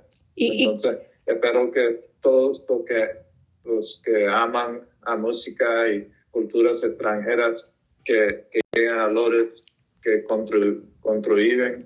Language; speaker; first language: Spanish; early bilingual, heritage; Spanish